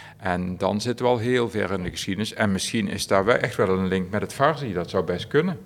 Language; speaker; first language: Dutch; native; Dutch